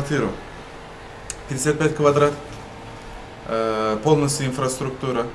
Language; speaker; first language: Russian; non-native, learner; Turkish